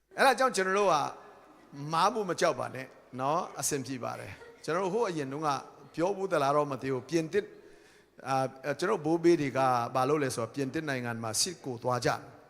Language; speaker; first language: Burmese; non-native, local second language; Tedim Chin